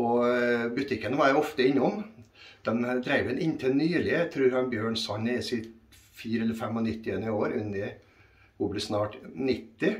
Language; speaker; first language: Norwegian; native; Norwegian